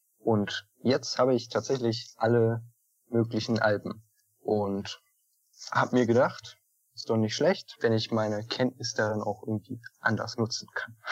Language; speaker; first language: German; native; German